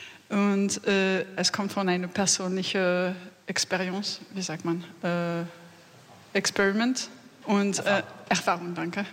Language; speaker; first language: German; non-native, learner; French